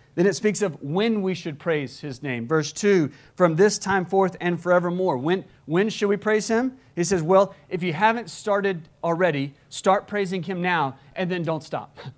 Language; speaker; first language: English; native; English